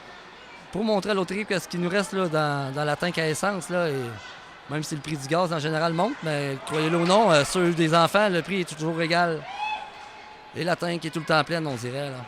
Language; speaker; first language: French; native; French